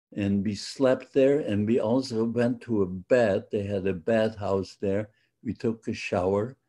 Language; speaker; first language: English; non-native, fluent; Polish